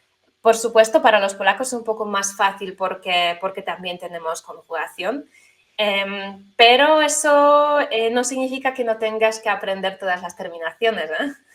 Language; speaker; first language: Spanish; non-native, fluent; Polish